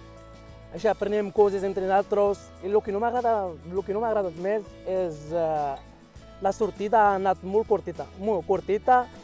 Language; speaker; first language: Catalan; early bilingual, other home language; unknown